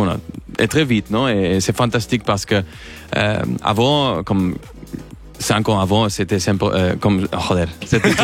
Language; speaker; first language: French; non-native, learner; Spanish